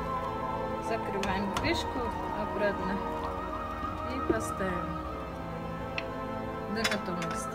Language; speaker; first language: Russian; non-native, learner; Tajik